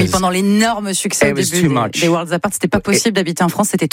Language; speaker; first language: French; native; French